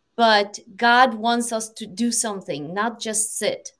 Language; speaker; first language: English; non-native, fluent; Ukrainian